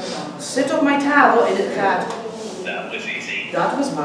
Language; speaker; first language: Dutch; non-native, learner; English